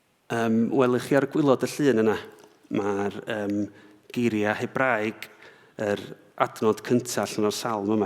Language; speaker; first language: Welsh; native; Welsh